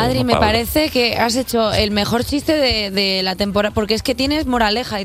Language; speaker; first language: Spanish; native; Spanish